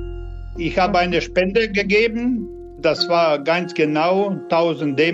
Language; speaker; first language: German; non-native, learner; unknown